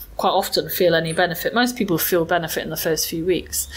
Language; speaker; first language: English; native; English